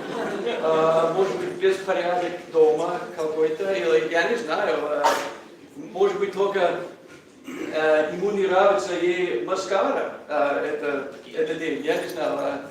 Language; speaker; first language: Russian; non-native, learner; English